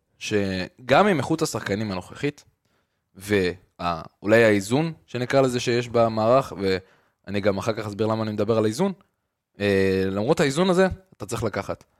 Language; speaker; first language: Hebrew; native; Hebrew